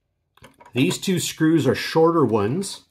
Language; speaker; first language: English; native; English